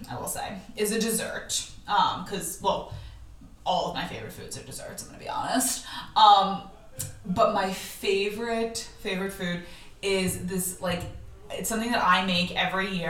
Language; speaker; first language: English; native; English